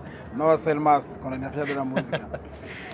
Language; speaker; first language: Spanish; non-native, learner; Portuguese